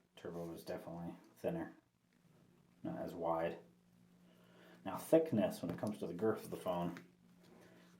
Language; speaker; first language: English; native; English